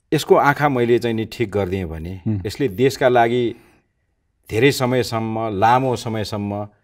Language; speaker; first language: Nepali; native; Nepali